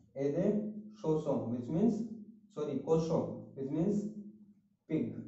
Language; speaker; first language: English; non-native, local second language; Hindi